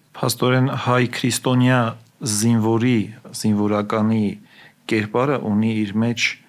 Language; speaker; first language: Armenian; native; Armenian